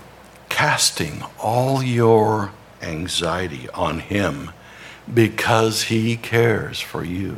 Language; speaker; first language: English; native; English